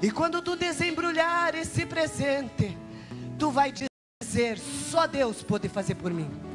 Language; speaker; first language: Portuguese; native; Portuguese